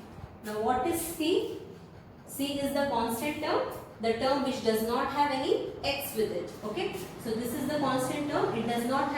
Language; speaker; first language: English; non-native, local second language; Hindi